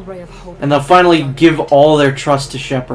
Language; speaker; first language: English; native; English